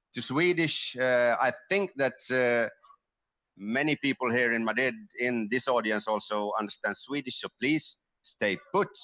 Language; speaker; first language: English; non-native, fluent; Swedish